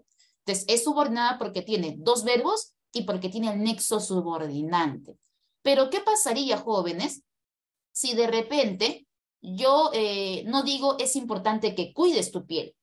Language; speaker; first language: Spanish; native; Spanish